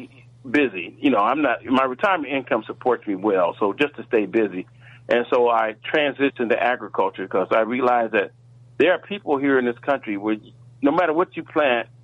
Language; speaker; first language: English; native; English